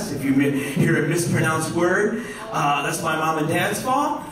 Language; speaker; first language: English; native; English